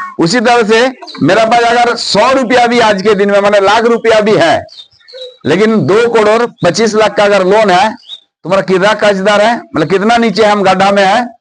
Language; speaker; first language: Hindi; non-native, local second language; Bangla